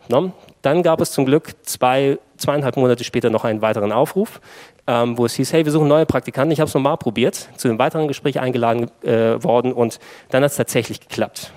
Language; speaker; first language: German; early bilingual, other home language; Greek